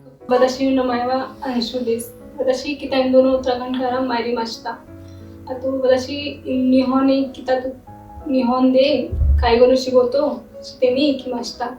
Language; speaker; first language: Japanese; non-native, learner; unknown